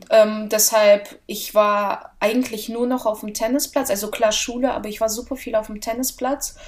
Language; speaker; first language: German; early bilingual, other home language; Russian